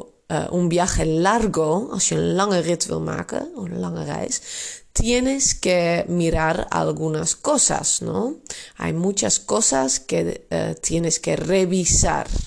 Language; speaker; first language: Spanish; non-native, fluent; Dutch